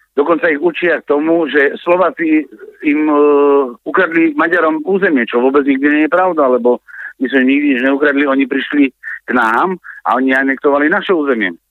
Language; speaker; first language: Slovak; native; Slovak